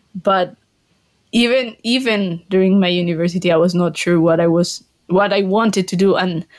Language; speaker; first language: English; non-native, fluent; Spanish